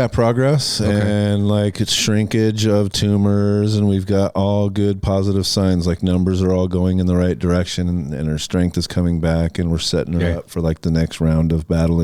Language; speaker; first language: English; native; English